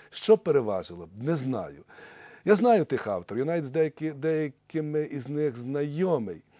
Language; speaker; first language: Ukrainian; native; Ukrainian